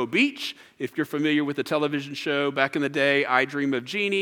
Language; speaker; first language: English; native; English